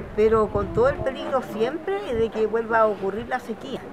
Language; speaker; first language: Spanish; native; Spanish